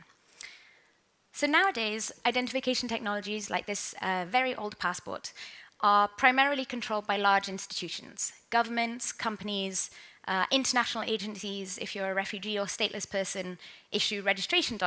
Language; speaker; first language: English; native; English